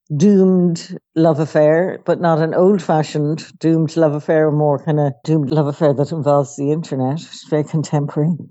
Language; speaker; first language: English; native; English